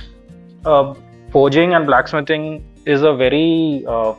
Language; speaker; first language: English; non-native, local second language; Urdu